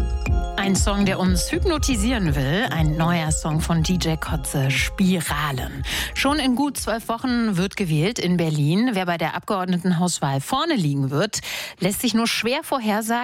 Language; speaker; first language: German; native; German